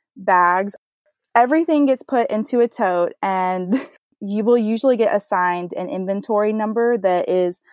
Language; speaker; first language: English; native; English